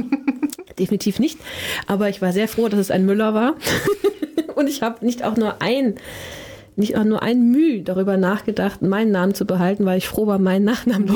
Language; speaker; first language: German; native; German